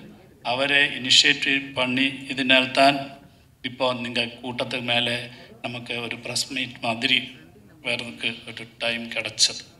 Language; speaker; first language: Tamil; non-native, learner; Malayalam